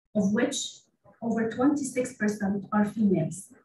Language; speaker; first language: English; non-native, fluent; Arabic